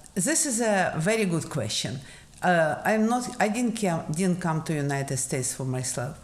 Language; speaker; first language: English; non-native, fluent; Russian